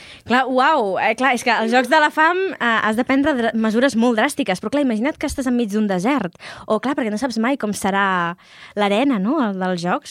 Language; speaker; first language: Catalan; native; Catalan